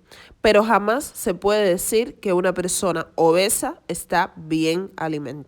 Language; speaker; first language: Spanish; native; Spanish